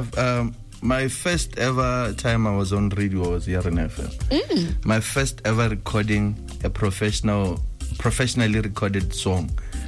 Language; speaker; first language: English; non-native, local second language; Tswana